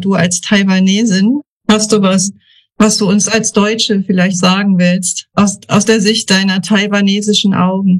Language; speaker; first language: German; native; German